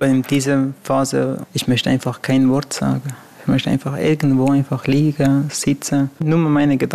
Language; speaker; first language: German; non-native, fluent; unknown